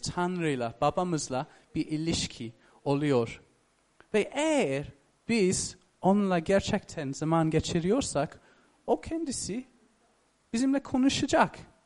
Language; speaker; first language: Turkish; non-native, fluent; English